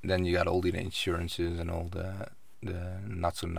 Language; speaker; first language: English; non-native, fluent; Dutch